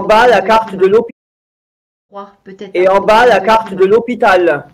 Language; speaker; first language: French; native; French